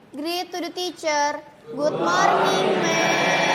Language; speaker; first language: English; non-native, learner; Indonesian